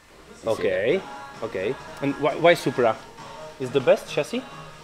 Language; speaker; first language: English; non-native, learner; Czech